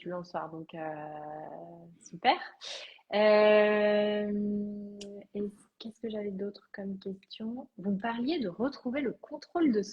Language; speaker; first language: French; native; French